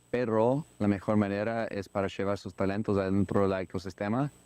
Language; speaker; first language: Spanish; non-native, learner; English